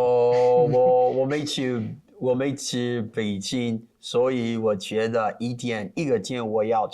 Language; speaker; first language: Chinese; non-native, learner; Portuguese